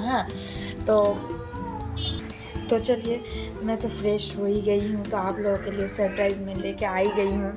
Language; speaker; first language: Hindi; non-native, local second language; Bangla